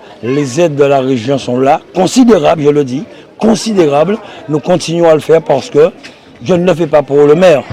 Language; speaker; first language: French; native; French